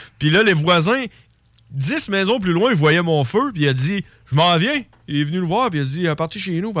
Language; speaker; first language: French; native; French